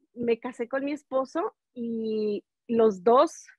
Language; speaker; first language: Spanish; native; Spanish